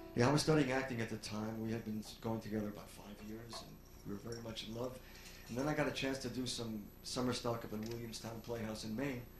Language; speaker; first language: English; native; English